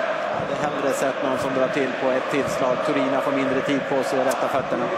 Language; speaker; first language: Swedish; native; Swedish